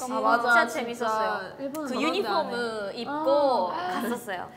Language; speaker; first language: Korean; non-native, learner; Japanese